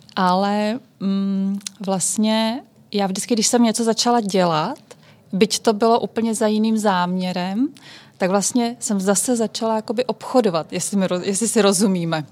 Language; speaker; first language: Czech; native; Czech